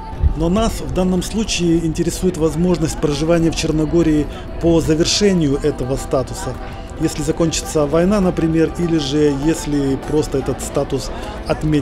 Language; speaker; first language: Russian; native; Russian